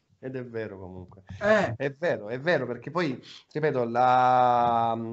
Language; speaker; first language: Italian; native; Italian